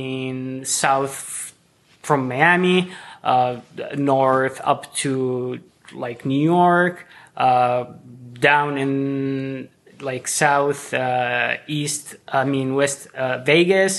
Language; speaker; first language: English; non-native, fluent; Arabic